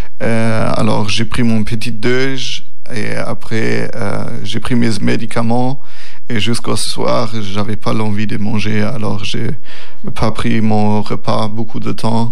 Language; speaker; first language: French; non-native, learner; German